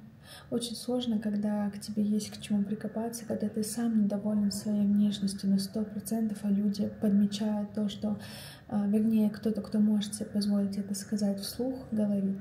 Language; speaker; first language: Russian; native; Russian